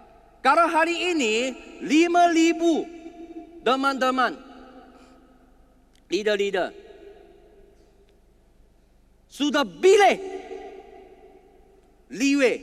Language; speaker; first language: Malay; non-native, learner; Chinese